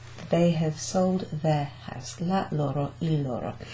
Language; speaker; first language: English; native; English